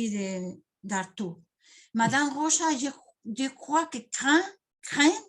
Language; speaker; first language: French; non-native, fluent; Spanish